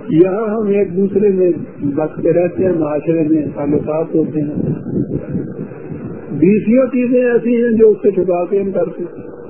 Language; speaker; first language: Urdu; non-native, local second language; Punjabi